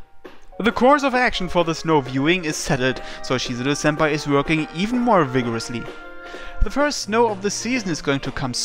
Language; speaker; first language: English; native; English